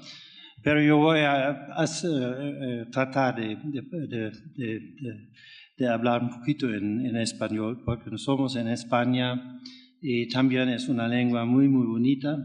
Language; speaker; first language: Spanish; non-native, learner; German